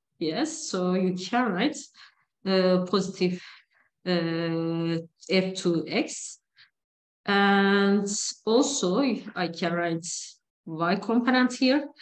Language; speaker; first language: English; non-native, fluent; Turkish